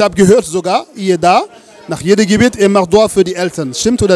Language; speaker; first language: German; non-native, learner; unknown